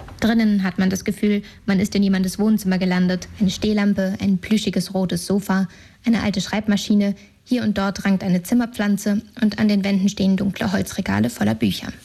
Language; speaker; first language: German; native; German